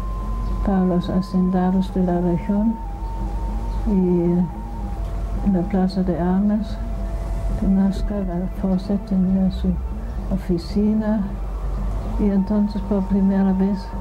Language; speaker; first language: Spanish; non-native, fluent; German